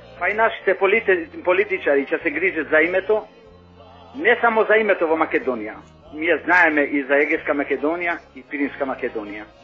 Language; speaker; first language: Macedonian; non-native, local second language; Albanian